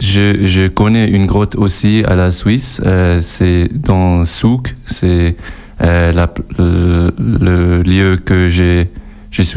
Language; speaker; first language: French; non-native, local second language; German